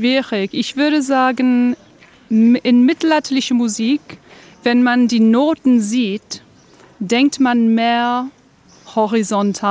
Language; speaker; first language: German; non-native, fluent; English